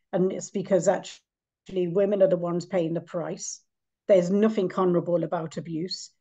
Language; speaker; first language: English; native; English